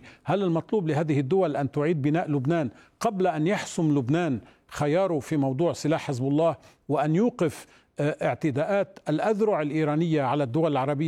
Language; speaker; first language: Arabic; native; Arabic